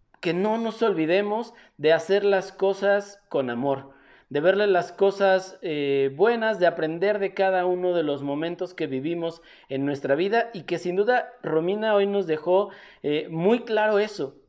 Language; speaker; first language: Spanish; native; Spanish